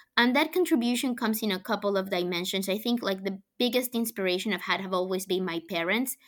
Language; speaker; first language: English; non-native, fluent; Spanish